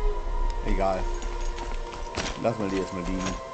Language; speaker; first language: German; native; German